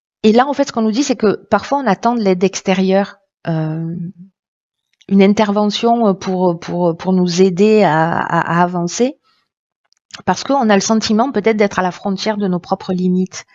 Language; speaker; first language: French; native; French